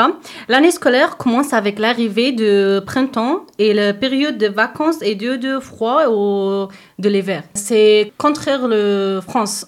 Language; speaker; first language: French; non-native, learner; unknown